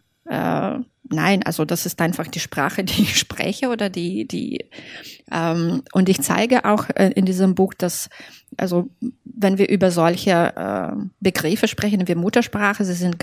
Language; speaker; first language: German; non-native, fluent; Belarusian